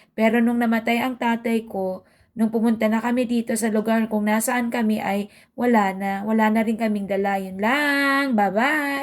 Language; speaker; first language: Filipino; non-native, local second language; Bikol